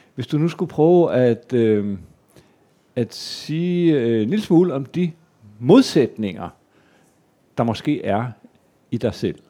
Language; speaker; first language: Danish; native; Danish